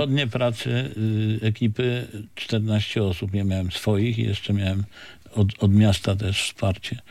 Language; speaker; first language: Polish; native; Polish